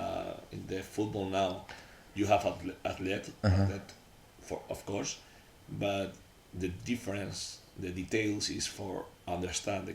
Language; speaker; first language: English; non-native, learner; Spanish